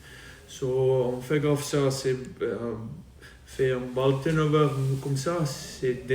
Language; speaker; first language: French; non-native, learner; English